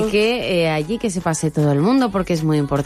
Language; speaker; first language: Spanish; native; Spanish